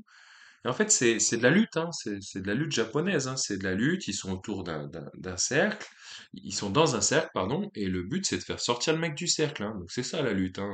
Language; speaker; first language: French; native; French